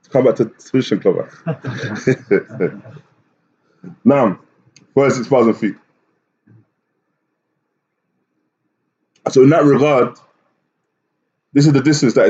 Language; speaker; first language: English; native; English